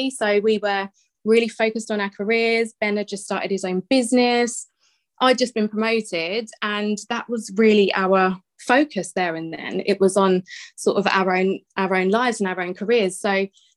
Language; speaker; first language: English; native; English